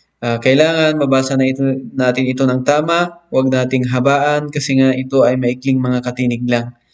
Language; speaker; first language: Filipino; non-native, local second language; Maranao